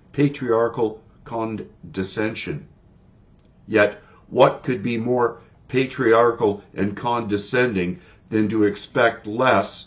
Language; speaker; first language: English; native; English